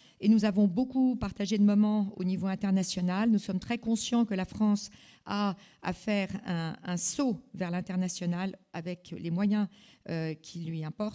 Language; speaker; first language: French; native; French